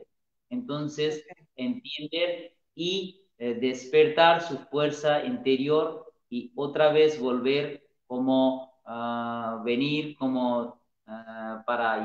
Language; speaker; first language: Spanish; non-native, learner; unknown